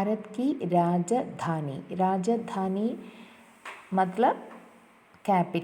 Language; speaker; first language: Hindi; non-native, local second language; Malayalam